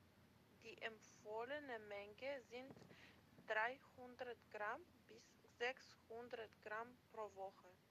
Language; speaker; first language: German; non-native, learner; Macedonian